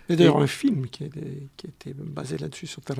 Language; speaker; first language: French; native; French